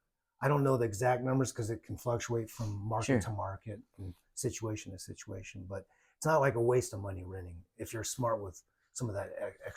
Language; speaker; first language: English; native; English